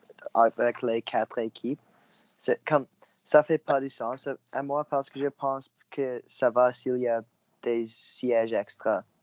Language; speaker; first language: French; non-native, local second language; English